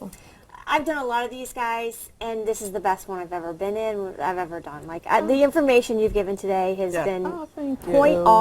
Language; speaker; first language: English; native; English